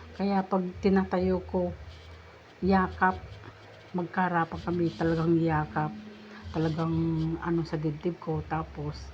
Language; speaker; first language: Filipino; non-native, local second language; Iloko